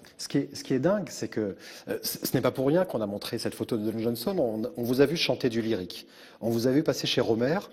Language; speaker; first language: French; native; French